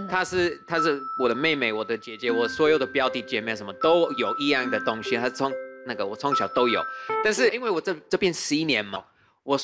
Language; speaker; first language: Chinese; non-native, fluent; English